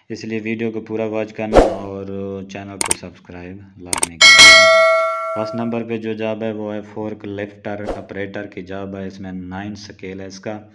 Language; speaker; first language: Urdu; non-native, local second language; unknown